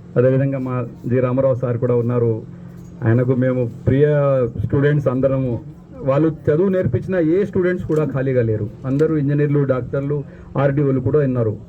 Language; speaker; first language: Telugu; non-native, local second language; Lambadi